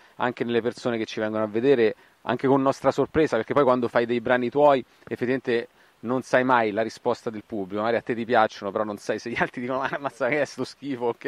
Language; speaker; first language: Italian; native; Italian